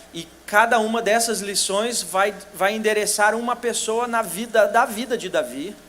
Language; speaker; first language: Portuguese; native; Portuguese